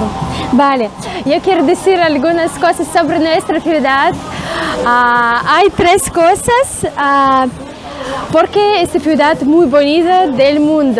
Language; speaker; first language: Spanish; non-native, learner; Russian